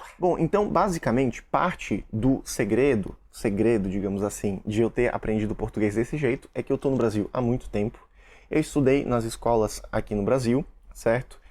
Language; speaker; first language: Portuguese; early bilingual, other home language; Russian